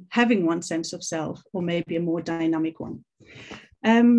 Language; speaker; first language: English; non-native, fluent; Greek